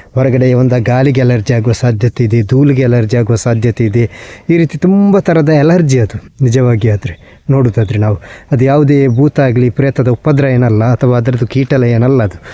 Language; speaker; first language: Kannada; non-native, local second language; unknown